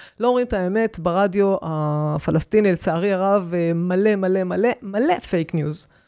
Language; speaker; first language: Hebrew; native; Hebrew